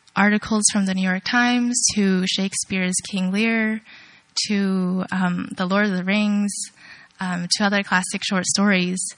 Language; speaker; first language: English; early bilingual, other home language; Chinese